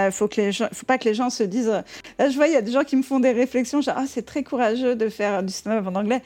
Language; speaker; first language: French; native; French